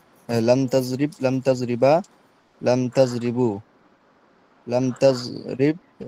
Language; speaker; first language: Arabic; non-native, learner; Bangla